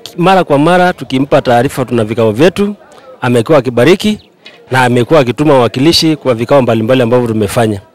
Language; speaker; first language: Swahili; non-native, local second language; Masai